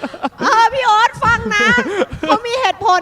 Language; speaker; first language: Thai; native; Thai